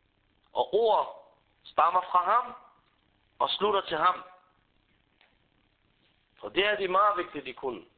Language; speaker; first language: Danish; early bilingual, other home language; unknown